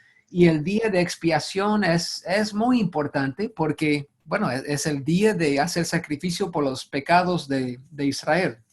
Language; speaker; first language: Spanish; non-native, fluent; English